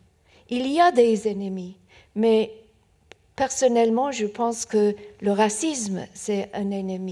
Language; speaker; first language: French; non-native, fluent; Persian